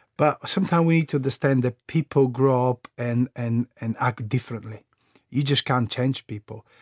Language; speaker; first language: English; non-native, fluent; Bulgarian